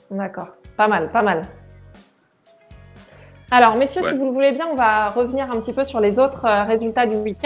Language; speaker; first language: French; native; French